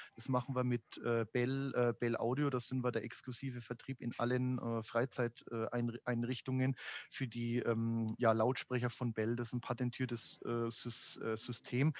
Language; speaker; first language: German; native; German